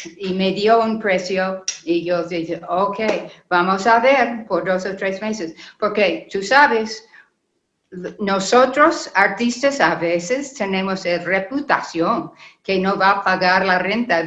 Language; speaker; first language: Spanish; non-native, learner; English